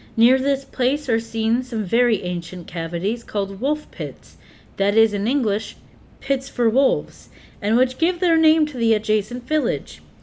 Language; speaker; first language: English; native; English